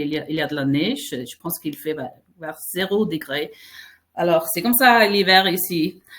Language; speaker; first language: French; non-native, fluent; Faroese